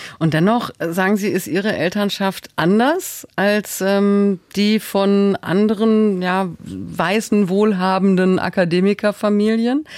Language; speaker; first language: German; native; German